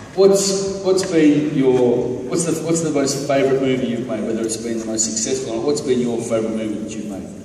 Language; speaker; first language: English; native; English